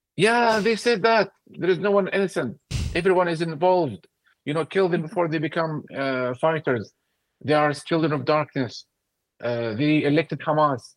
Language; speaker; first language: English; non-native, fluent; Arabic